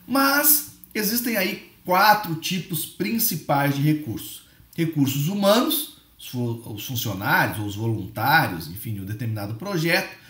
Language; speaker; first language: Portuguese; native; Portuguese